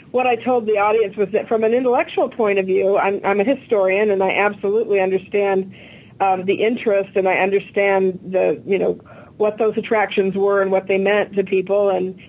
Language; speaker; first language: English; native; English